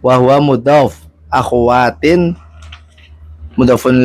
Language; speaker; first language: Arabic; non-native, learner; Indonesian